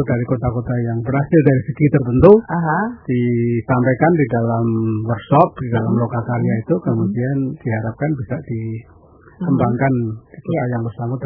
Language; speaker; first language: Indonesian; native; Indonesian